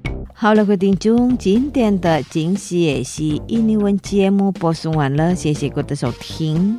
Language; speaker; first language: Chinese; non-native, fluent; Indonesian